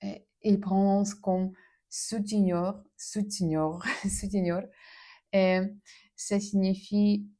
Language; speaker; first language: French; non-native, learner; Russian